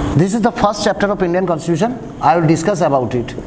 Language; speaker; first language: English; non-native, local second language; Bangla